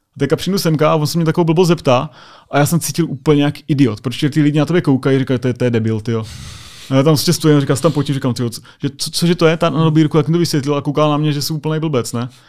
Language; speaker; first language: Czech; native; Czech